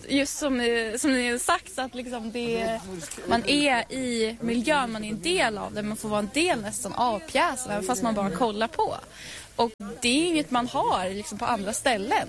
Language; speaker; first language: Swedish; native; Swedish